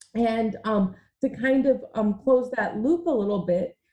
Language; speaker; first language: English; early bilingual, other home language; Hindi